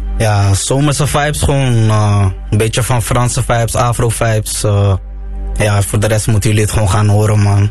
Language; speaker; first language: Dutch; early bilingual, other home language; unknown